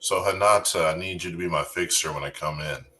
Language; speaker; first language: English; native; English